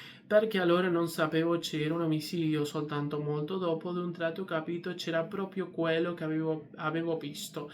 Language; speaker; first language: Italian; non-native, learner; Spanish